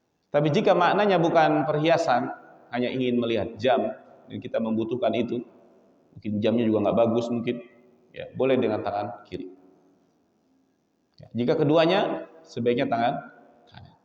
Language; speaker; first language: Indonesian; native; Indonesian